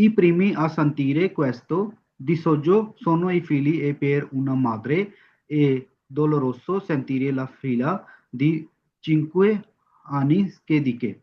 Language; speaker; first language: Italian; non-native, fluent; Hindi